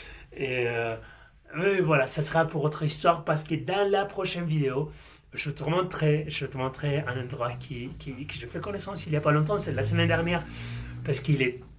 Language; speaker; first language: French; non-native, fluent; Spanish